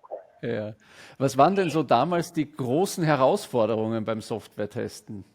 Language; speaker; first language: German; native; German